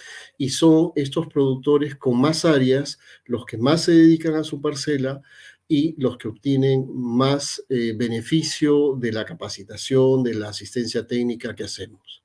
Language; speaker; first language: Spanish; native; Spanish